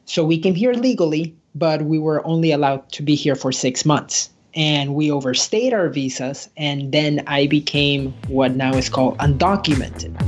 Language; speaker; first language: English; early bilingual, other home language; Spanish